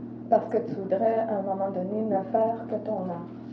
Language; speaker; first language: French; native; French